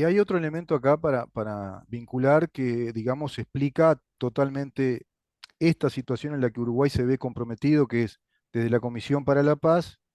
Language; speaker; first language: Spanish; native; Spanish